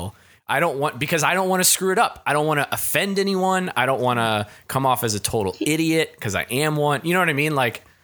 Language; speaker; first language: English; native; English